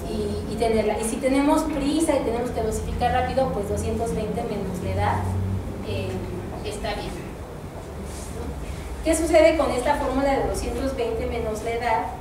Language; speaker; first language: Spanish; native; Spanish